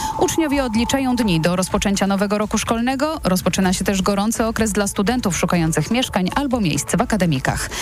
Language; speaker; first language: Polish; native; Polish